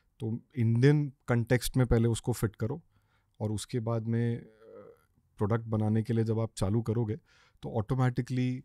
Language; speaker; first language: Hindi; native; Hindi